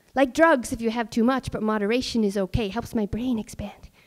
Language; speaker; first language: English; native; English